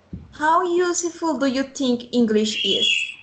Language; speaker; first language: English; non-native, fluent; Spanish